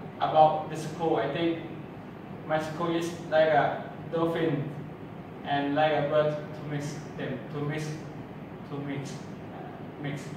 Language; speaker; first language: English; non-native, learner; Thai